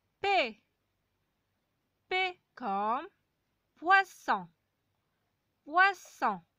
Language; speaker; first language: French; non-native, local second language; Arabic